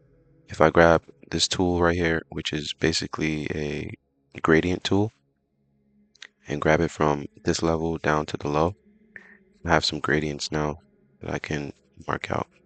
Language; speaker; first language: English; native; English